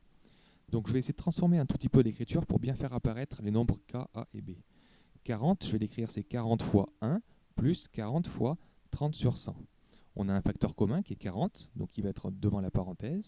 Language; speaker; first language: French; native; French